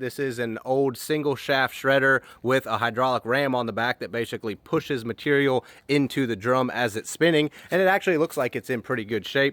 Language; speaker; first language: English; native; English